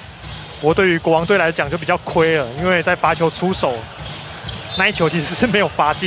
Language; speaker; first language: Chinese; native; Chinese